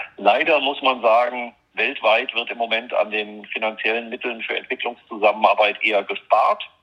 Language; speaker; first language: German; native; German